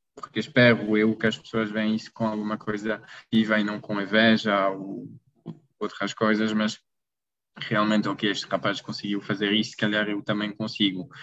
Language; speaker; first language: Portuguese; non-native, fluent; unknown